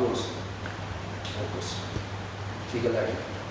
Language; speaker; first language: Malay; non-native, fluent; English